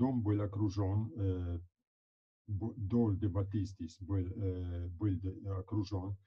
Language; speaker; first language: Russian; non-native, fluent; Italian